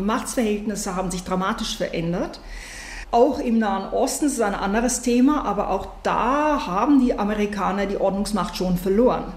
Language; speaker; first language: German; native; German